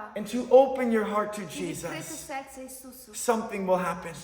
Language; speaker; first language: English; native; English